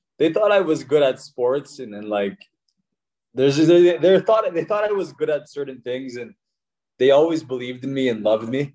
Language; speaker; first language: English; native; English